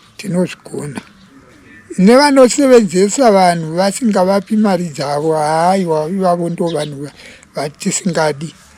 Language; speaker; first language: Shona; non-native, local second language; Venda